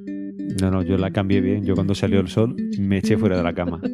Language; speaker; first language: Spanish; native; Spanish